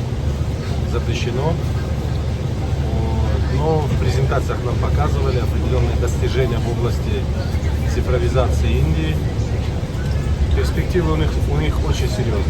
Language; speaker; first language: Russian; non-native, fluent; Tajik